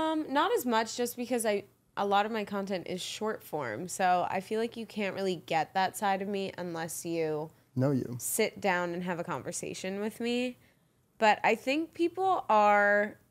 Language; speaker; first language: English; native; English